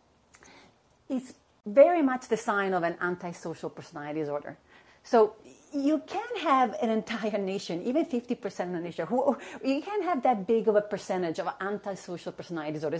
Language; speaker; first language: English; non-native, fluent; Italian